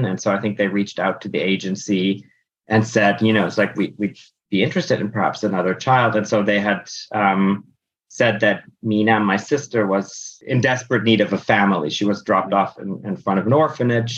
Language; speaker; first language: English; non-native, fluent; German